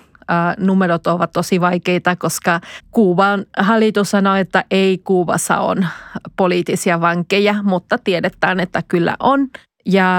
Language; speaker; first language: Finnish; non-native, fluent; Spanish